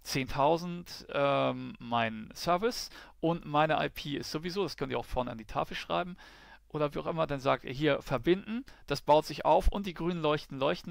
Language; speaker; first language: German; native; German